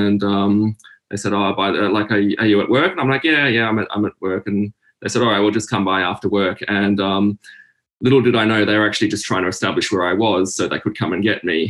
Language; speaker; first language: English; native; English